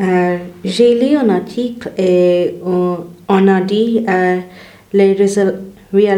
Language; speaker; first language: French; non-native, learner; English